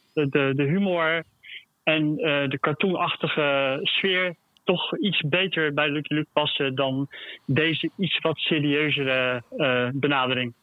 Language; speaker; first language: Dutch; native; Dutch